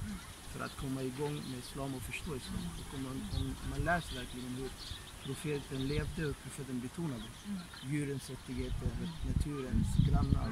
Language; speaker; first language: Swedish; non-native, fluent; Arabic